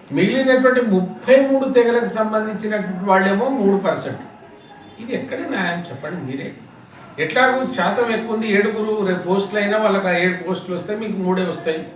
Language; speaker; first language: Telugu; non-native, local second language; Lambadi